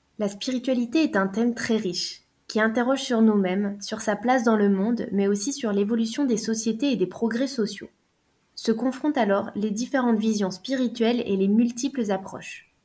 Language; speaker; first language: French; native; French